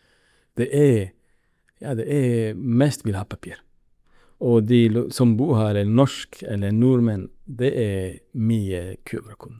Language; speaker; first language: Norwegian; non-native, learner; Arabic